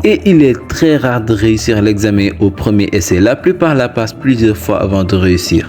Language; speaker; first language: French; native; French